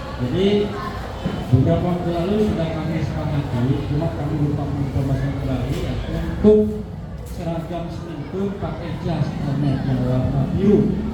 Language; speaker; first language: Indonesian; native; Indonesian